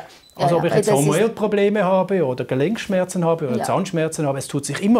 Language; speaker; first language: German; native; German